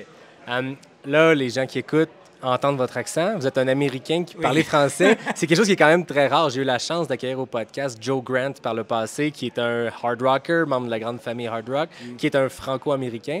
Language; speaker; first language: French; native; French